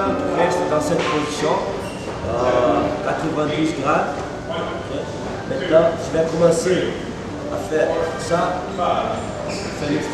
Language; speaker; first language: French; non-native, learner; Portuguese